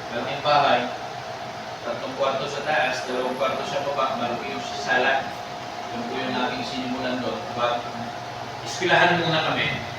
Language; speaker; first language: Filipino; non-native, local second language; Bikol